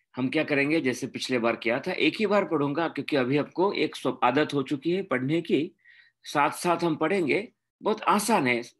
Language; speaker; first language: Hindi; non-native, local second language; Marathi